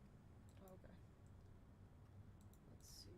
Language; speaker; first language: English; native; English